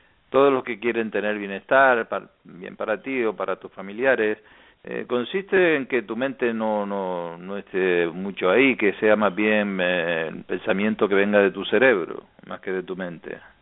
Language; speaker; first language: Spanish; native; Spanish